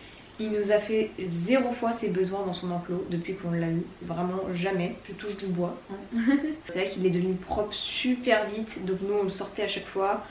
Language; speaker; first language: French; native; French